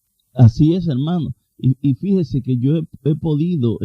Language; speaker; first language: Spanish; native; Spanish